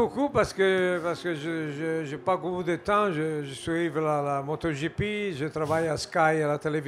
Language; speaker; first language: French; non-native, fluent; Italian